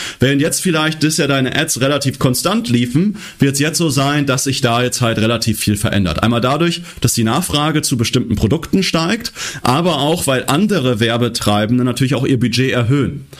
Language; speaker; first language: German; native; German